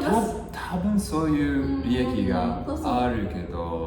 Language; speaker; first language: Japanese; non-native, learner; English